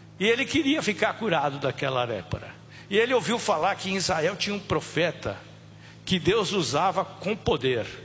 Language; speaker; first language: Portuguese; native; Portuguese